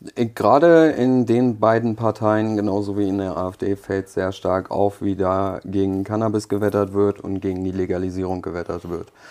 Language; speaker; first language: German; early bilingual, other home language; Polish